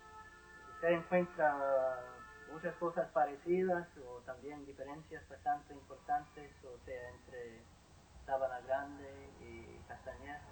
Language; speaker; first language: Spanish; non-native, fluent; English